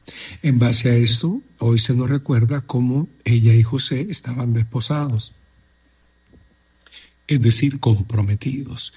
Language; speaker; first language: Spanish; native; Spanish